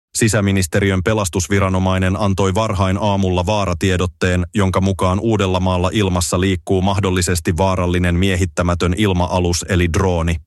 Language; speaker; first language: Finnish; native; Finnish